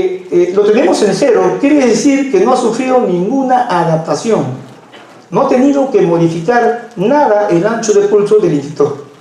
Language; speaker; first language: Spanish; native; Spanish